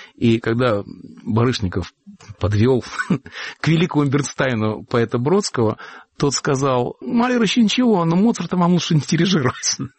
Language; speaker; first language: Russian; native; Russian